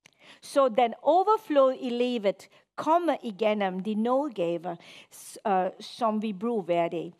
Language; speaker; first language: Danish; non-native, fluent; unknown